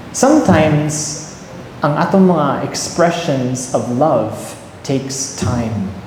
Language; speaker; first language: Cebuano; early bilingual, heritage; Cebuano